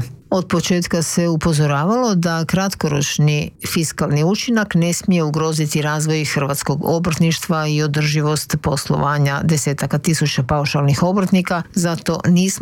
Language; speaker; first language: Croatian; native; Croatian